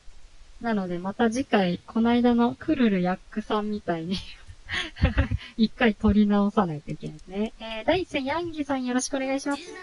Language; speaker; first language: Japanese; native; Japanese